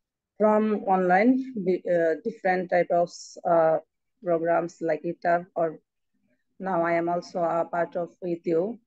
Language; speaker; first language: English; non-native, learner; Bangla